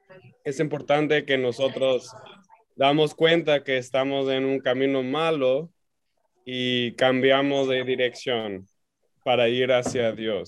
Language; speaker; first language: Spanish; non-native, fluent; English